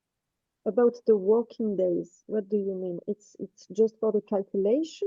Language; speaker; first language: English; non-native, fluent; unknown